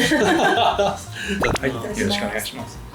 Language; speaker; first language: Japanese; native; Japanese